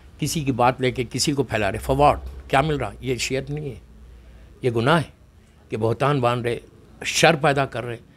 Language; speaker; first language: Hindi; native; Hindi